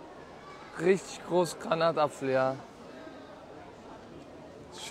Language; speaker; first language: German; non-native, fluent; Turkish